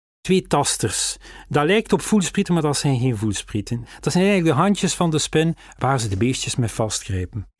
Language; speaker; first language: Dutch; native; Dutch